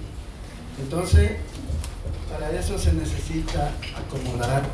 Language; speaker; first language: Spanish; native; Spanish